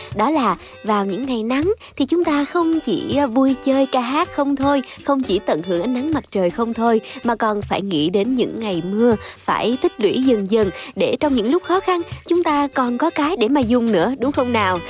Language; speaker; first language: Vietnamese; native; Vietnamese